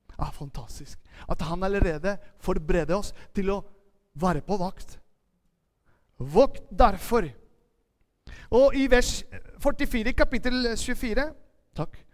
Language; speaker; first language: Norwegian; non-native, fluent; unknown